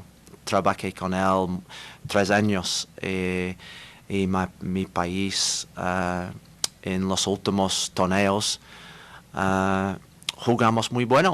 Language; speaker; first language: Spanish; non-native, learner; English